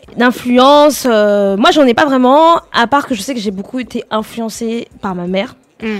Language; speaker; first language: French; native; French